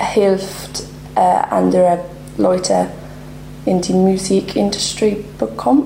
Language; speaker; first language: German; non-native, learner; English